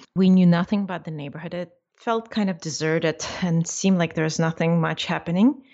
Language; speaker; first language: English; non-native, fluent; Russian